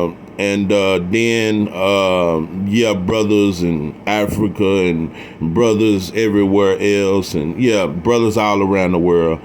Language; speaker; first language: English; native; English